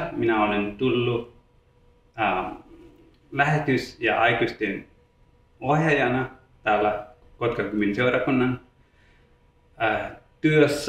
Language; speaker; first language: Finnish; non-native, learner; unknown